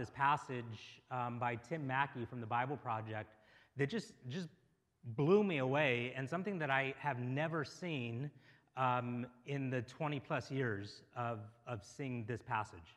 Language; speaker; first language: English; native; English